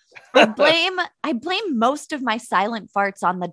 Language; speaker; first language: English; native; English